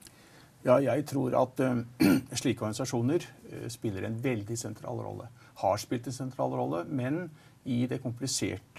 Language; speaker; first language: Norwegian; native; Norwegian